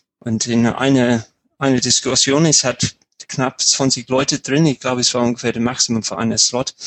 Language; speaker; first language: German; non-native, fluent; English